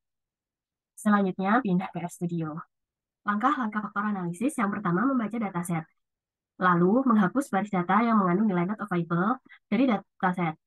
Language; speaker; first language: Indonesian; native; Indonesian